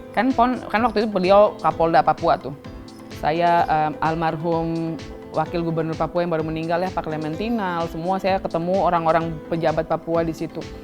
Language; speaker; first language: Indonesian; native; Indonesian